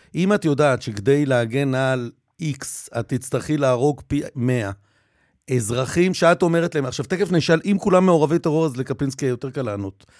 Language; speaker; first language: Hebrew; native; Hebrew